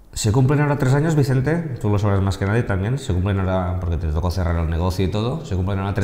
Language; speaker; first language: Spanish; non-native, local second language; Catalan